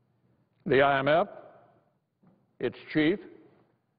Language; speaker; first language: English; native; English